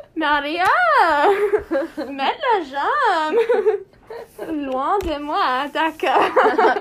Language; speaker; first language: French; non-native, learner; English